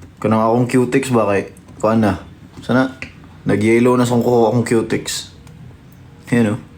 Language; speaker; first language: Filipino; non-native, local second language; Cebuano